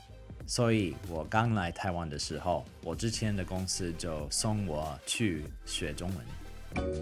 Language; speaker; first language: Chinese; non-native, fluent; English